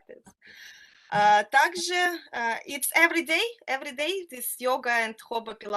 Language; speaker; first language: English; non-native, fluent; Russian